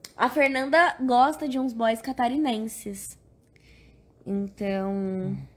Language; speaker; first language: Portuguese; native; Portuguese